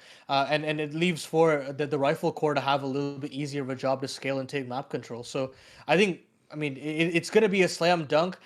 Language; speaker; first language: English; native; English